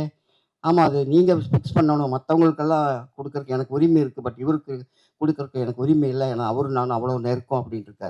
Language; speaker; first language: Tamil; native; Tamil